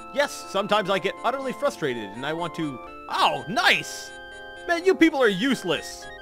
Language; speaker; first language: English; native; English